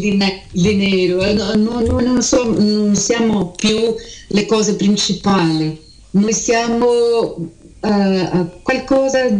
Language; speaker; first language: Italian; early bilingual, heritage; Portuguese